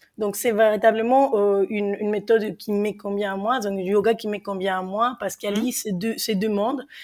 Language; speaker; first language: French; non-native, fluent; Spanish